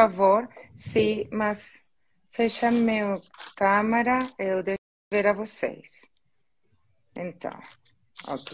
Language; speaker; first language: Portuguese; non-native, learner; Spanish